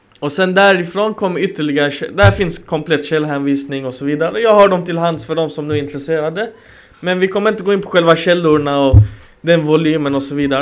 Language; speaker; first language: Swedish; early bilingual, other home language; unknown